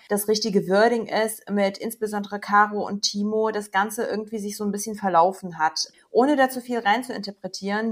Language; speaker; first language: German; native; German